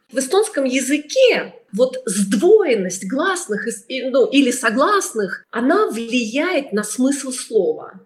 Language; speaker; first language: Russian; native; Russian